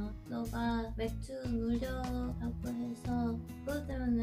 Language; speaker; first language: Korean; non-native, learner; Dutch